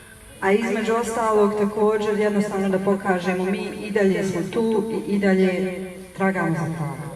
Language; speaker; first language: Bosnian; native; Bosnian